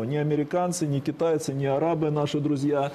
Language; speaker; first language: Russian; native; Russian